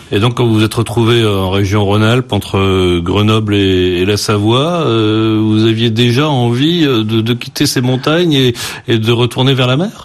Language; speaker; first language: French; native; French